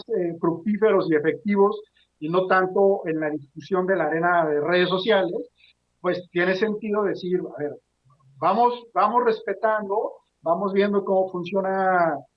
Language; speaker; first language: Spanish; native; Spanish